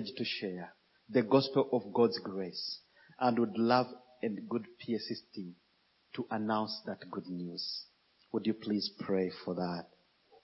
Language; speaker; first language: English; non-native, fluent; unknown